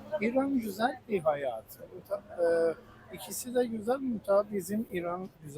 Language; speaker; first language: Turkish; non-native, learner; Persian